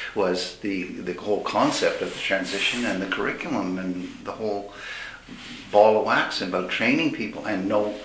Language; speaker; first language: English; native; English